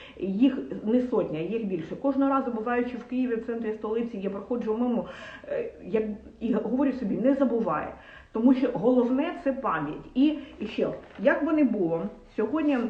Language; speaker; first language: Ukrainian; non-native, local second language; Russian